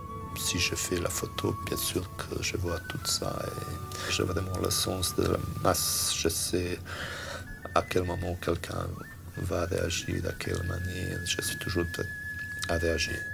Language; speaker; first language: French; non-native, fluent; Bosnian